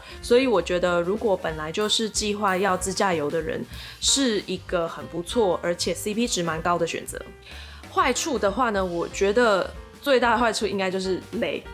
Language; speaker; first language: Chinese; native; Chinese